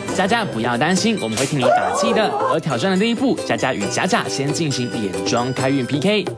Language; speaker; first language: Chinese; native; Chinese